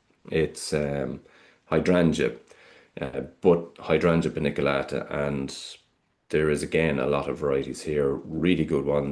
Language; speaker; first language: English; native; English